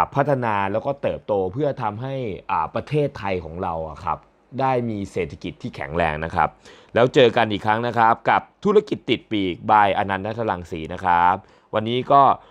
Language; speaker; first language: Thai; native; Thai